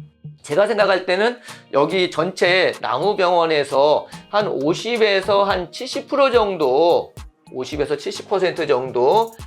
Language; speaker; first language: Korean; native; Korean